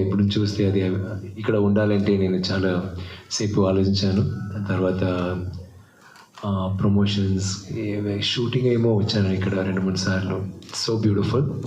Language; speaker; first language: Telugu; non-native, learner; Tamil